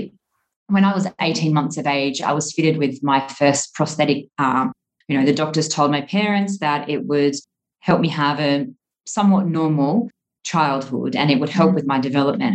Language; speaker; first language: English; native; English